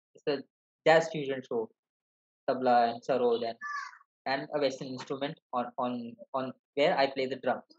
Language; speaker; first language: English; non-native, local second language; Malayalam